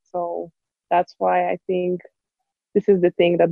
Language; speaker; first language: English; non-native, fluent; Polish